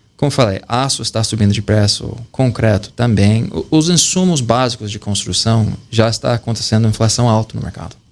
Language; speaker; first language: Portuguese; non-native, fluent; English